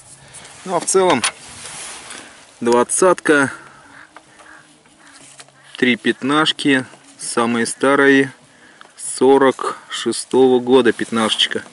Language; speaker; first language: Russian; native; Russian